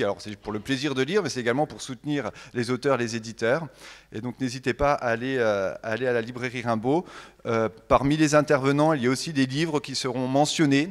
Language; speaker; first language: French; native; French